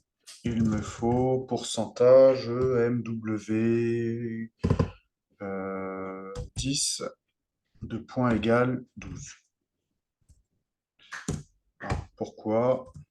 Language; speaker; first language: French; native; French